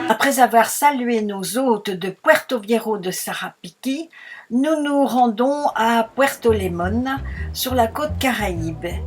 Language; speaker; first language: French; native; French